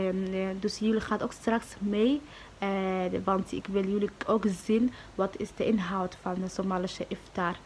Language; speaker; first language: Dutch; non-native, learner; Somali